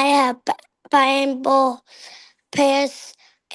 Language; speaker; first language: English; non-native, learner; Vietnamese